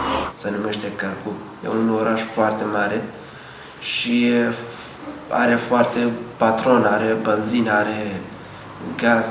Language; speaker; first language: Romanian; non-native, learner; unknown